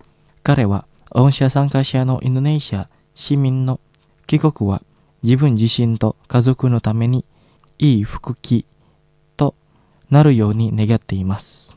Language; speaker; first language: Japanese; non-native, fluent; Indonesian